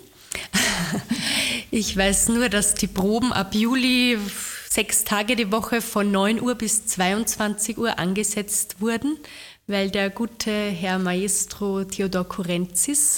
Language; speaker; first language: German; native; German